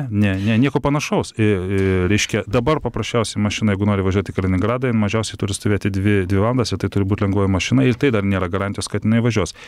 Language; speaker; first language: Lithuanian; native; Lithuanian